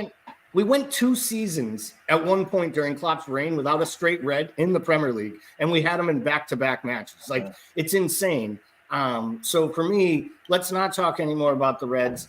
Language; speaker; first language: English; native; English